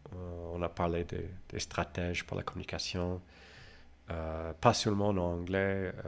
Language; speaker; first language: French; non-native, fluent; English